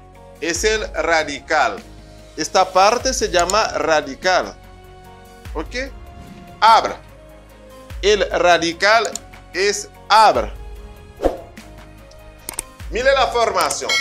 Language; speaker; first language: Spanish; non-native, fluent; Haitian Creole